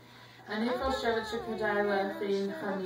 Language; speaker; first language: Hebrew; non-native, learner; English